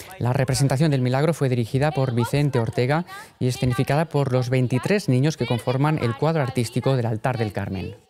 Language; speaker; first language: Spanish; native; Spanish